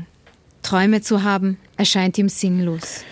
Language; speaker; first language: German; native; German